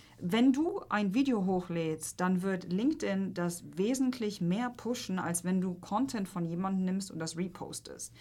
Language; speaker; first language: German; non-native, fluent; Polish